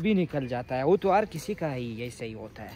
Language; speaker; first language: Hindi; non-native, learner; Pashto